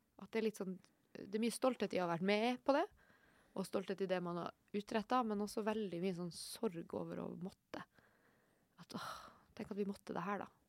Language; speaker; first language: Norwegian; native; Norwegian